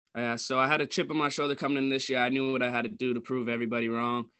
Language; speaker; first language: English; native; English